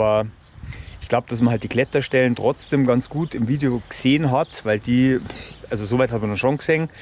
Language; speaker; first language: German; native; German